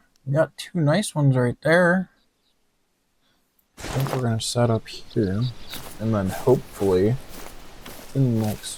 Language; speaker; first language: English; native; English